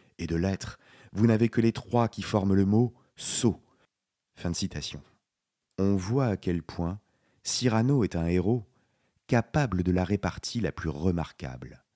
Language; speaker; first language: French; native; French